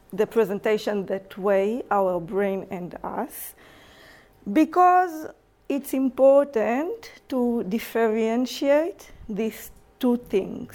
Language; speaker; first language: English; non-native, fluent; Hebrew